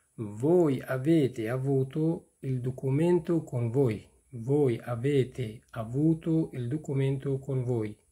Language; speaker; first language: Italian; non-native, fluent; Persian